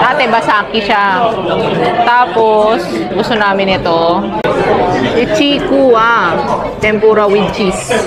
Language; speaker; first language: Filipino; native; Filipino